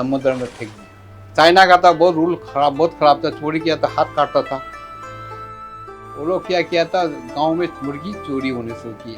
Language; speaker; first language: Hindi; non-native, local second language; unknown